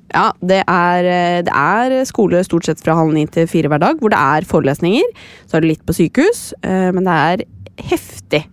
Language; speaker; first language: Norwegian; native; Norwegian